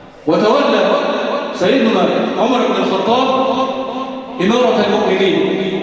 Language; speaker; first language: Arabic; native; Arabic